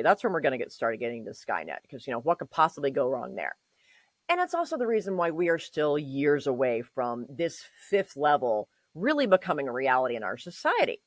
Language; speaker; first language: English; native; English